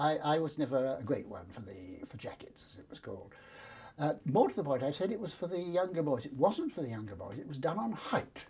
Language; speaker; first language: English; native; English